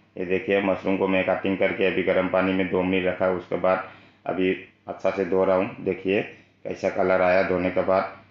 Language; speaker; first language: Hindi; non-native, local second language; Manipuri